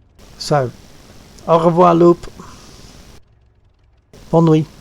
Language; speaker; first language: French; non-native, learner; English